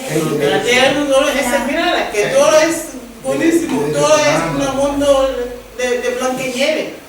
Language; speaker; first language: Spanish; non-native, learner; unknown